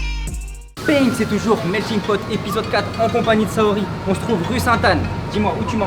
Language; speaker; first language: French; native; French